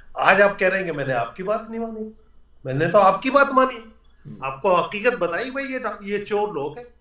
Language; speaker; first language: Urdu; native; Urdu